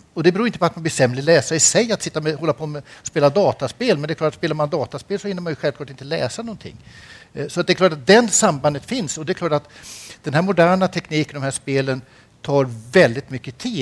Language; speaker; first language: Swedish; native; Swedish